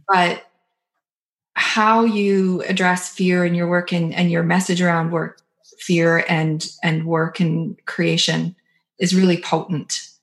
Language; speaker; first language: English; native; English